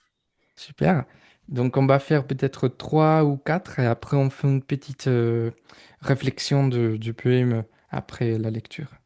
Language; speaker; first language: French; non-native, fluent; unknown